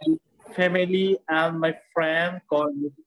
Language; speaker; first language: English; non-native, learner; Bangla